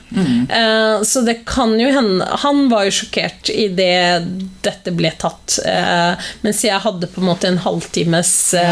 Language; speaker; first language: Norwegian; early bilingual, other home language; Somali